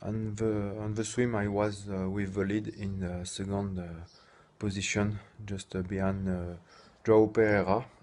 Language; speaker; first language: English; non-native, fluent; French